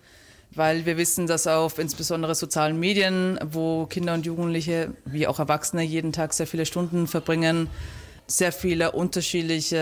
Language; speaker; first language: German; native; German